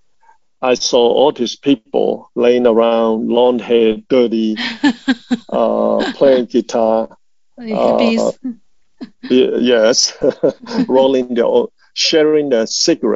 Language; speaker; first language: English; non-native, local second language; Cantonese